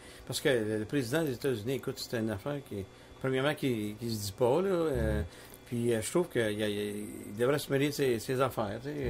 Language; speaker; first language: French; native; French